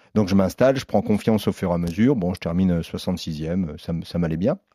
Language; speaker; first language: French; native; French